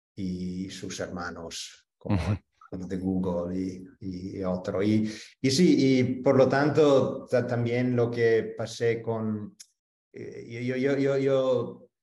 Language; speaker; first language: Spanish; non-native, fluent; Italian